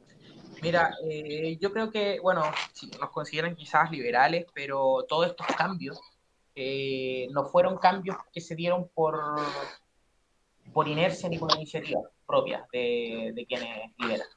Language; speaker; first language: Spanish; native; Spanish